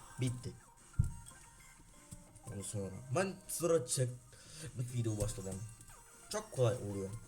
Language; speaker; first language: Turkish; non-native, learner; Ukrainian